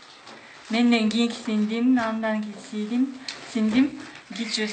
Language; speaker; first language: Kyrgyz; non-native, learner; Japanese